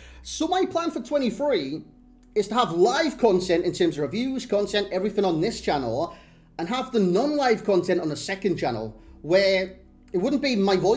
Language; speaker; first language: English; native; English